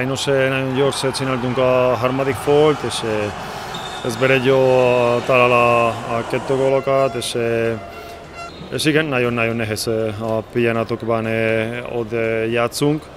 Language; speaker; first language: Hungarian; non-native, learner; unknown